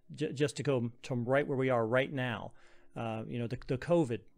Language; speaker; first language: English; native; English